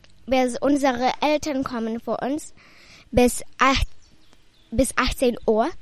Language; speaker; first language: German; non-native, learner; Polish